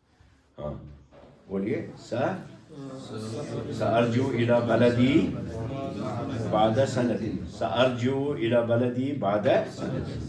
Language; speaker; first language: Arabic; non-native, fluent; Kashmiri